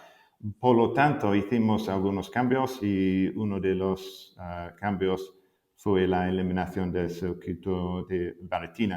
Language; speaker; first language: Spanish; non-native, fluent; English